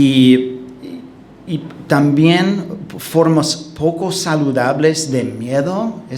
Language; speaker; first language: Spanish; non-native, fluent; English